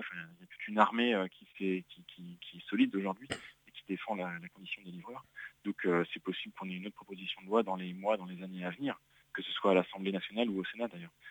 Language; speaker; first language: French; native; French